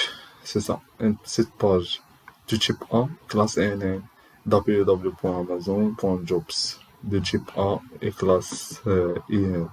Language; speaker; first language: French; non-native, learner; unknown